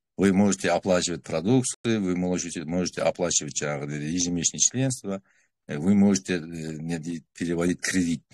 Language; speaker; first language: Russian; non-native, local second language; Kazakh